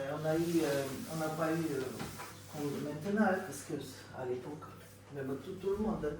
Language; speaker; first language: French; non-native, learner; Armenian